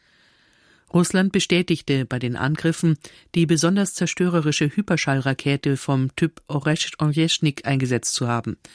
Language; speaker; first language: German; native; German